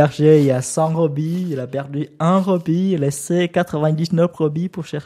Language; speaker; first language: French; non-native, learner; Vietnamese